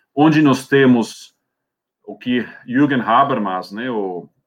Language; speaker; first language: Portuguese; non-native, fluent; Swiss German